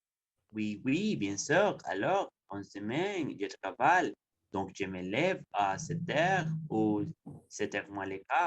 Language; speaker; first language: French; non-native, learner; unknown